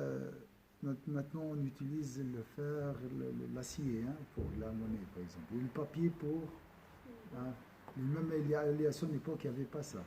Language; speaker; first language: French; non-native, local second language; Arabic